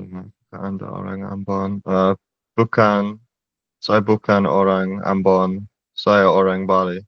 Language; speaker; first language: Indonesian; non-native, learner; English